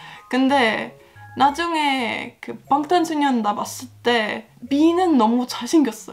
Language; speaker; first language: Korean; non-native, fluent; Estonian